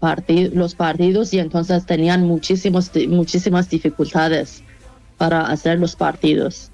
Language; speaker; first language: Spanish; non-native, fluent; Persian